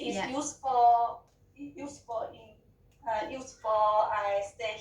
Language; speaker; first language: English; non-native, learner; Chinese